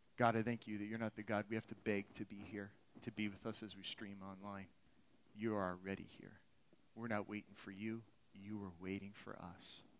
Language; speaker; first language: English; native; English